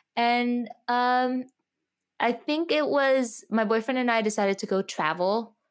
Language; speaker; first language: English; early bilingual, other home language; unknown